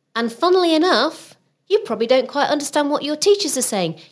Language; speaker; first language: English; native; English